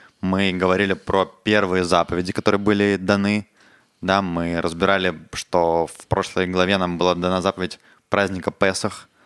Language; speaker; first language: Russian; native; Russian